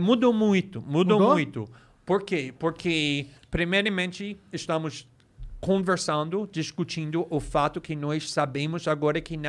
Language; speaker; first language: Portuguese; non-native, fluent; English